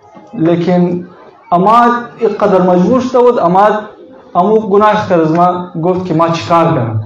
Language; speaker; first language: Persian; native; Persian